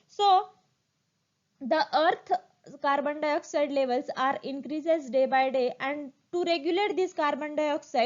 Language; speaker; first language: English; non-native, local second language; Marathi